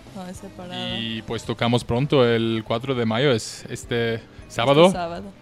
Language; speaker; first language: Spanish; non-native, fluent; German